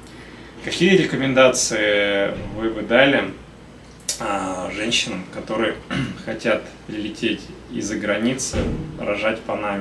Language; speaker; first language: Russian; native; Russian